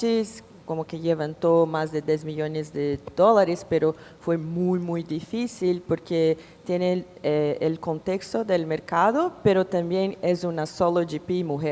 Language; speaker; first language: Spanish; non-native, fluent; Portuguese